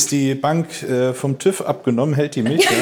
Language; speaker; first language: German; native; German